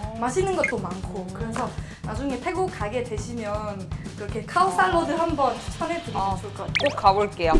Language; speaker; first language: Korean; non-native, fluent; Thai